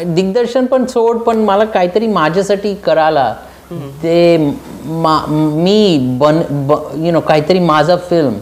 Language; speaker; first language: Marathi; early bilingual, heritage; Marathi